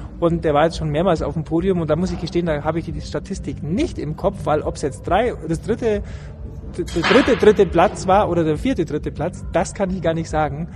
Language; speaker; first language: German; native; German